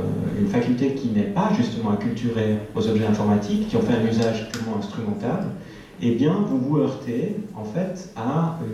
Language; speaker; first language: French; native; French